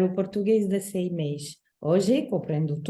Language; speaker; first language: Portuguese; non-native, learner; Spanish